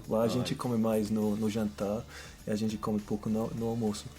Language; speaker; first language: Portuguese; non-native, fluent; English